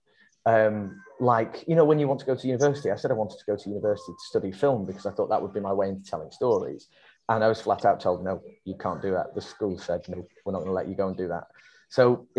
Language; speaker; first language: English; native; English